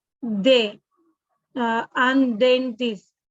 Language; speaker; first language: French; non-native, learner; Tamil